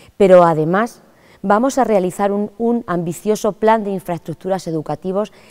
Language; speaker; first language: Spanish; native; Spanish